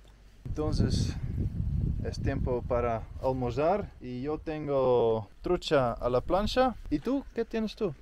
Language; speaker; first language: Spanish; non-native, learner; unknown